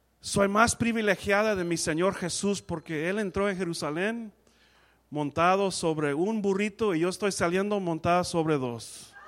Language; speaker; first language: Spanish; non-native, fluent; English